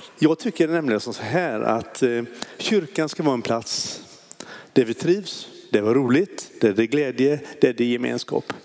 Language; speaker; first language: Swedish; native; Swedish